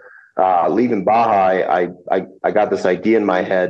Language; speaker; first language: English; native; English